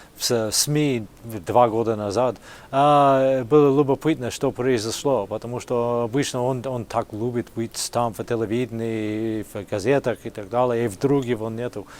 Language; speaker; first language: Russian; non-native, fluent; English